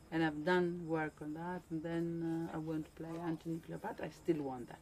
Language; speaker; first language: English; non-native, fluent; Greek